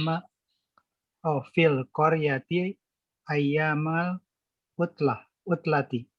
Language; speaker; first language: Arabic; non-native, learner; Indonesian